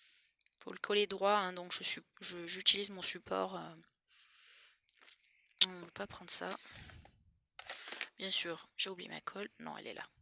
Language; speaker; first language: French; native; French